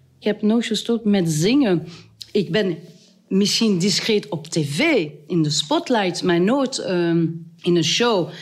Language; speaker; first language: Dutch; non-native, local second language; French